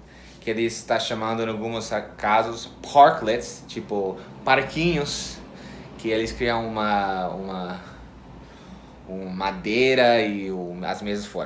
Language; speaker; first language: Portuguese; non-native, fluent; English